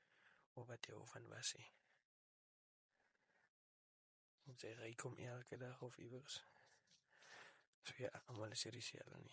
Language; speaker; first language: Dutch; non-native, learner; Afrikaans